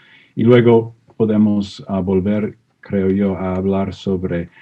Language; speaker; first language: Spanish; non-native, fluent; English